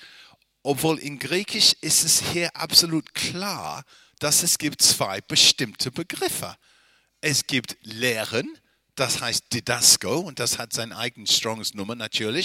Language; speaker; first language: German; non-native, fluent; English